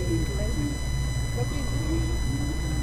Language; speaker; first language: Portuguese; native; Portuguese